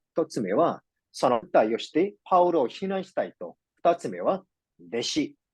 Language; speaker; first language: Japanese; non-native, fluent; Korean